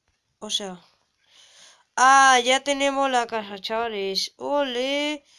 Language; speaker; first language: Spanish; native; Spanish